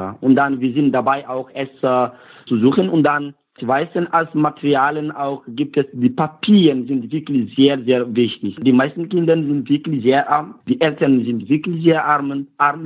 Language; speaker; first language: German; non-native, learner; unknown